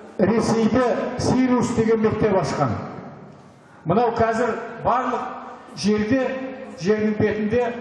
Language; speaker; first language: Kazakh; native; Kazakh